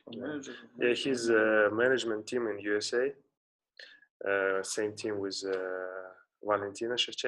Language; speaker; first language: English; non-native, fluent; Russian